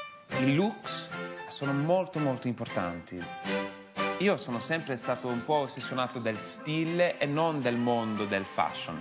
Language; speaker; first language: Italian; non-native, fluent; English